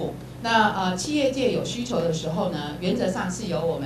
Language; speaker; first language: Chinese; native; Chinese